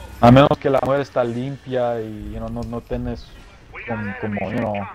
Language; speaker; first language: Spanish; early bilingual, heritage; Spanish